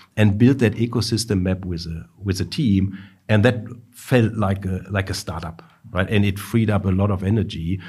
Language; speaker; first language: English; non-native, fluent; German